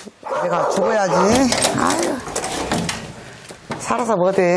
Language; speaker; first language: Korean; native; Korean